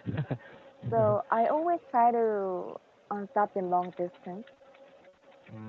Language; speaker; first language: English; non-native, learner; Korean